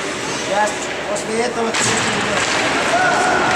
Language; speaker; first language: Russian; native; Russian